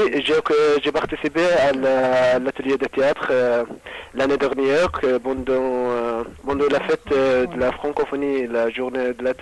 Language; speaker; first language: French; non-native, learner; Arabic